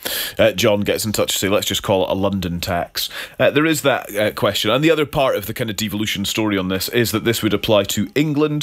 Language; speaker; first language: English; native; English